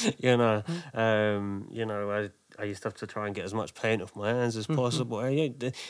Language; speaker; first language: English; native; English